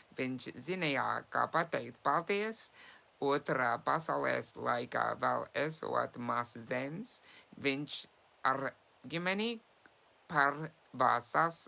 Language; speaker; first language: Latvian; early bilingual, heritage; English